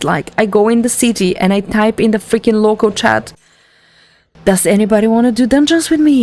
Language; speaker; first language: English; non-native, fluent; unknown